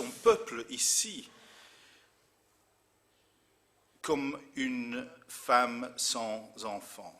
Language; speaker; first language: French; non-native, fluent; English